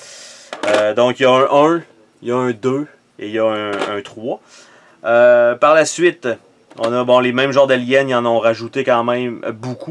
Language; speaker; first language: French; native; French